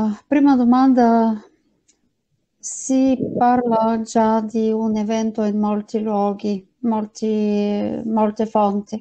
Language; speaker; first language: Italian; non-native, fluent; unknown